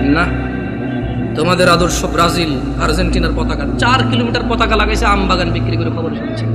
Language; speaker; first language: Bangla; early bilingual, heritage; Bangla